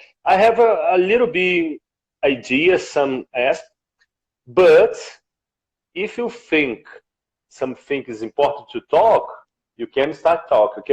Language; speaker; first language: English; non-native, learner; Portuguese